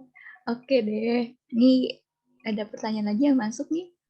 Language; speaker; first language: Indonesian; native; Indonesian